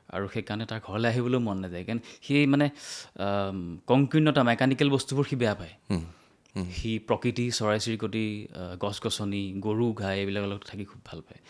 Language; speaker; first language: Assamese; native; Assamese